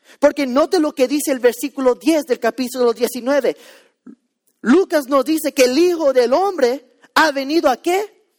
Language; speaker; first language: Spanish; early bilingual, heritage; Spanish